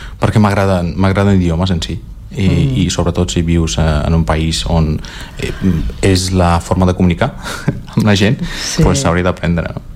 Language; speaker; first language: Catalan; early bilingual, other home language; Azerbaijani